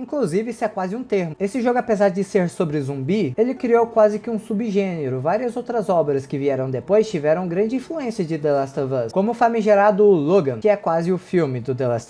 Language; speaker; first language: Portuguese; native; Portuguese